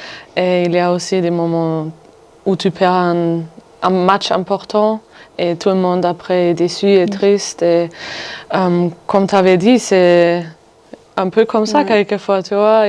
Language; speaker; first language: French; non-native, fluent; German